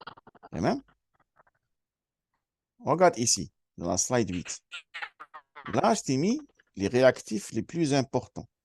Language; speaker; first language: French; non-native, fluent; Arabic